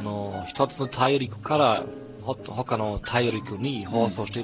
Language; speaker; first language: Japanese; non-native, fluent; German